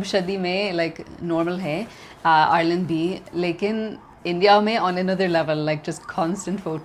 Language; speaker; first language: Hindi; non-native, learner; English